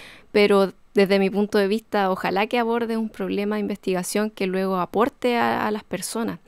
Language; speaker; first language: Spanish; native; Spanish